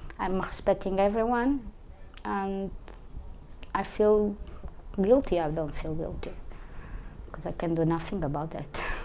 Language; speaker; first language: English; non-native, learner; Portuguese